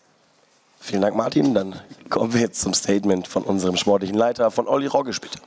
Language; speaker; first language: German; native; German